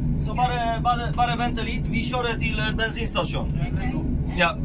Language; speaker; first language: Norwegian; non-native, learner; Polish